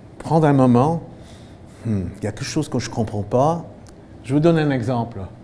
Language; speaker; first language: French; non-native, fluent; English